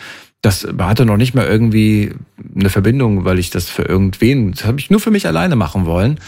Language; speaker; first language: German; native; German